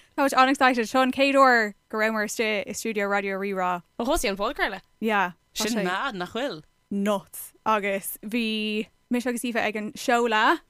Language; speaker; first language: Irish; non-native, local second language; English